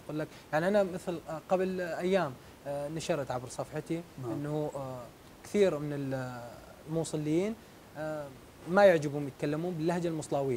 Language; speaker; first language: Arabic; native; Arabic